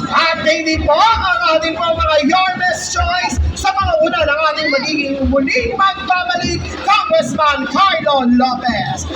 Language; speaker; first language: Filipino; native; Filipino